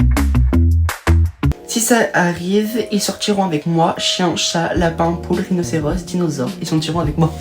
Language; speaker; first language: French; native; French